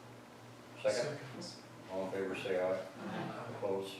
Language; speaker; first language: English; native; English